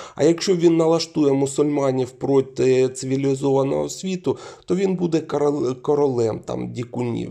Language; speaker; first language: Ukrainian; non-native, local second language; Russian